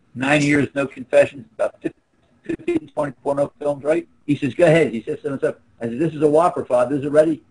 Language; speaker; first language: English; native; English